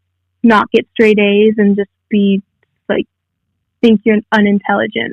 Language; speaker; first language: English; native; English